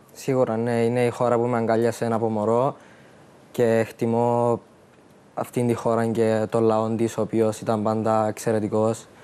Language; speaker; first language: Greek; early bilingual, other home language; Arabic